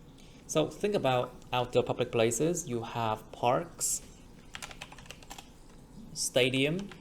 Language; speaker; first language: English; non-native, fluent; Vietnamese